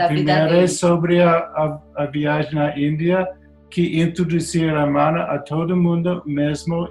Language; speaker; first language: Portuguese; non-native, learner; English